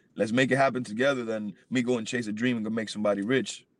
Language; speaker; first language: English; early bilingual, other home language; Spanish